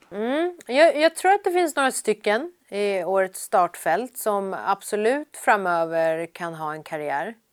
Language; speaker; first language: Swedish; early bilingual, other home language; Persian